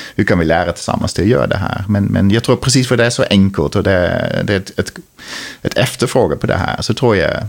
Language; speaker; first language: Swedish; non-native, fluent; Dutch